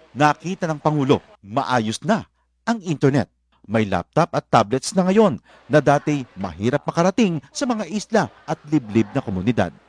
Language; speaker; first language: Filipino; native; Filipino